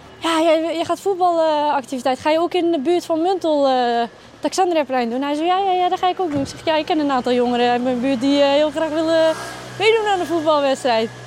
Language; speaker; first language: Dutch; early bilingual, other home language; Arabic